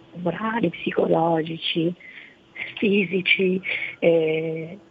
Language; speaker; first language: Italian; native; Italian